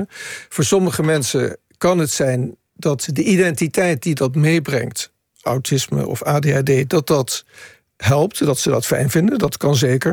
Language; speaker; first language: Dutch; native; Dutch